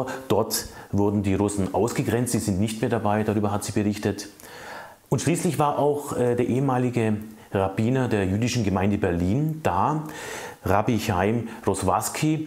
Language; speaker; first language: German; native; German